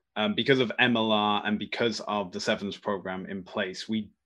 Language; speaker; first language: English; native; English